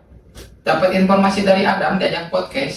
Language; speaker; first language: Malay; non-native, local second language; Sundanese